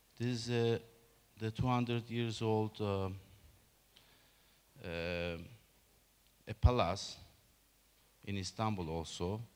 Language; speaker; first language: English; non-native, learner; Turkish